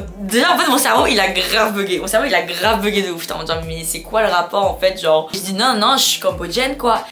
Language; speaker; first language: French; non-native, fluent; Khmer